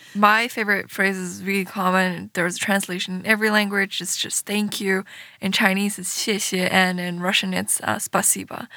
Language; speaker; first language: English; early bilingual, other home language; Chinese